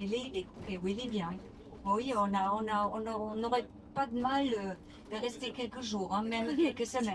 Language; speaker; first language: French; non-native, fluent; English